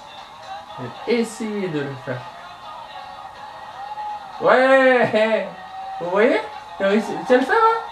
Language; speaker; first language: French; native; French